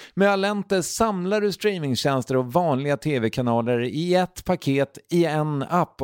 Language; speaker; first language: Swedish; native; Swedish